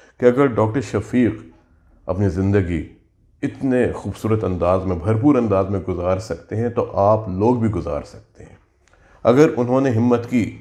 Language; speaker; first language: Urdu; native; Urdu